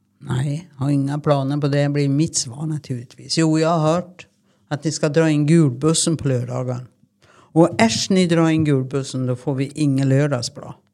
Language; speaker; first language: Swedish; native; Swedish